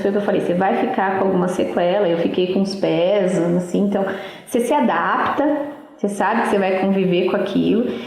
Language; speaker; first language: Portuguese; native; Portuguese